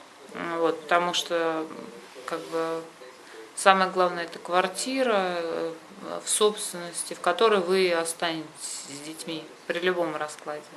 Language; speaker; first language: Russian; native; Russian